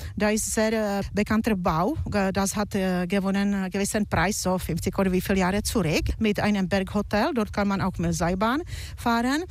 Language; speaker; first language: German; non-native, fluent; Czech